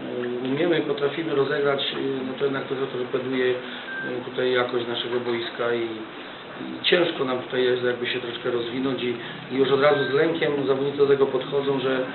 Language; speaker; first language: Polish; native; Polish